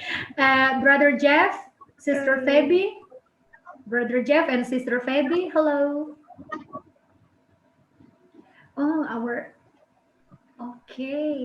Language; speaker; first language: English; non-native, fluent; Indonesian